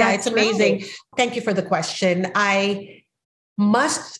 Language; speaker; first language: English; non-native, local second language; Filipino